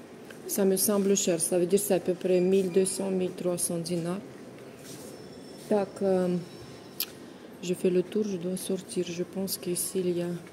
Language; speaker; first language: French; non-native, fluent; Russian